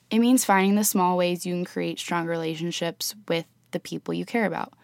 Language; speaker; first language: English; native; English